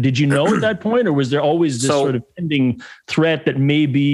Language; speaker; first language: English; native; English